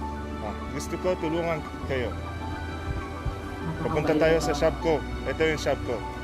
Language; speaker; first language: Filipino; non-native, learner; Arabic